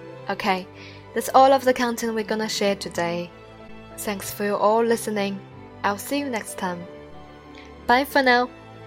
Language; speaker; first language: English; non-native, fluent; Chinese